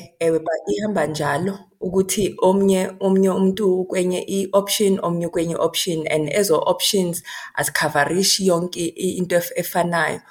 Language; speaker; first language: Xhosa; non-native, local second language; Zulu